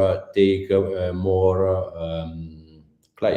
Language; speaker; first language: English; non-native, learner; Italian